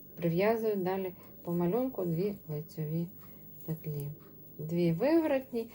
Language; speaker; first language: Ukrainian; non-native, local second language; Russian